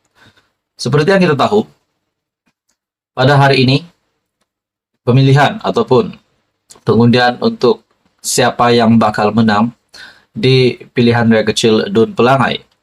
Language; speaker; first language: Malay; native; Malay